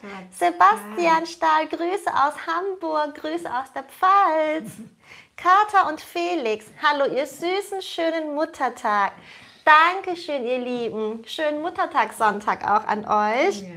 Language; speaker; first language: German; native; German